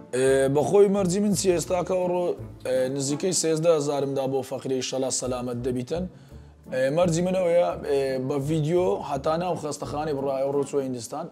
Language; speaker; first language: Central Kurdish; native; Central Kurdish